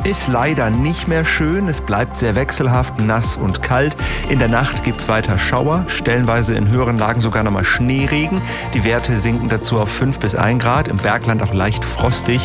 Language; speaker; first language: German; native; German